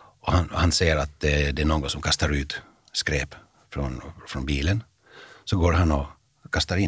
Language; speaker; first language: Swedish; non-native, fluent; Finnish